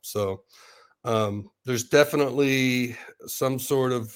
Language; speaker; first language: English; native; English